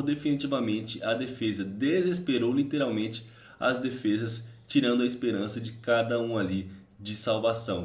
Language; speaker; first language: Portuguese; native; Portuguese